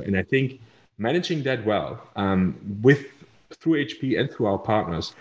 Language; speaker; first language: English; non-native, fluent; German